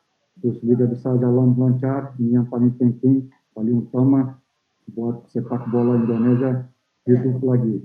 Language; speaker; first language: Indonesian; non-native, fluent; Portuguese